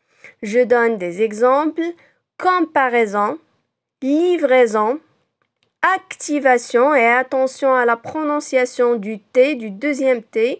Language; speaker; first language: French; non-native, local second language; Arabic